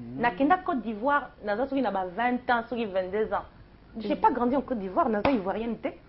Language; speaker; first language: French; non-native, local second language; Lingala